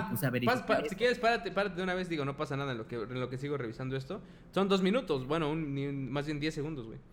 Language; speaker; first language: Spanish; native; Spanish